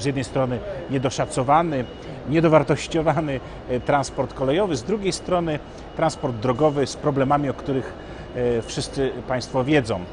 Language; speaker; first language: Polish; native; Polish